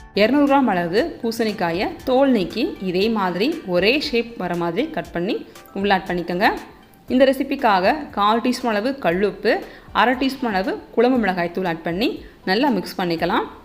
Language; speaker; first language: Tamil; native; Tamil